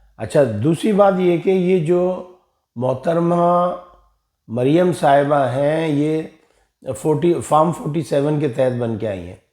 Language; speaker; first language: Urdu; native; Urdu